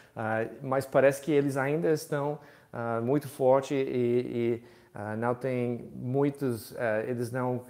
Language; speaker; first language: Portuguese; non-native, fluent; English